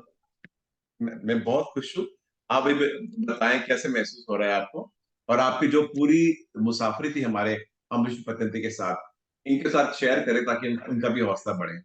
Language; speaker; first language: Hindi; native; Hindi